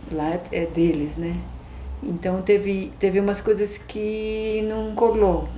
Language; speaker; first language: Portuguese; native; Portuguese